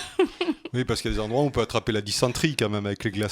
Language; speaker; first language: French; native; French